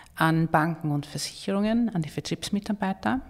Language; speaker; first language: German; non-native, fluent; Swedish